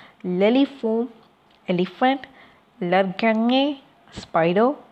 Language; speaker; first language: French; non-native, learner; Tamil